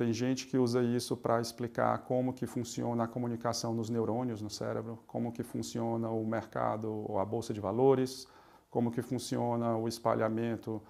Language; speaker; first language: Portuguese; native; Portuguese